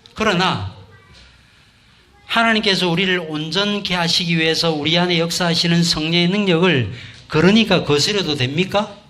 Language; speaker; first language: Korean; native; Korean